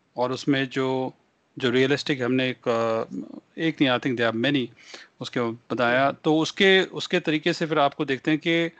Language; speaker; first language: Hindi; non-native, local second language; Punjabi